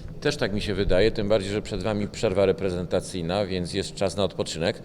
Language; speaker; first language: Polish; native; Polish